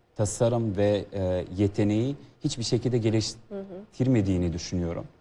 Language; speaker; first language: Turkish; non-native, fluent; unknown